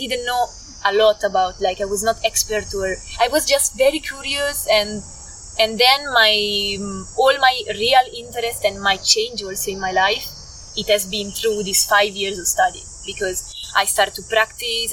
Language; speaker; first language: English; non-native, fluent; Italian